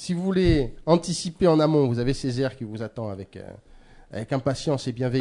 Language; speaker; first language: French; native; French